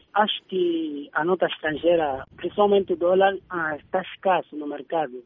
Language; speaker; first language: Portuguese; native; Portuguese